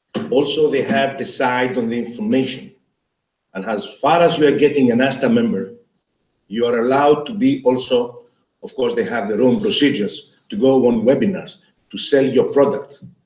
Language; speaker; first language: English; non-native, fluent; Greek